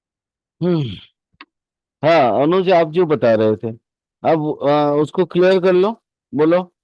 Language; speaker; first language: Hindi; native; Hindi